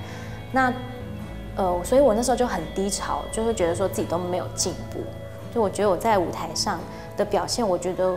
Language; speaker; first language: Chinese; native; Chinese